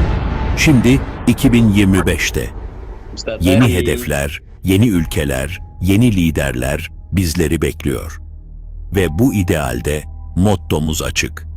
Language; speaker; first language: Turkish; native; Turkish